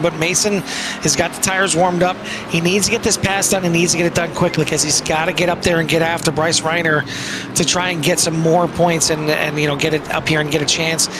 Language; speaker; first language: English; native; English